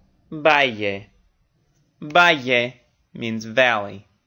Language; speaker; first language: English; native; English